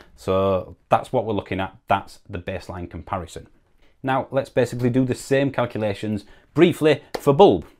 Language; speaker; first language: English; native; English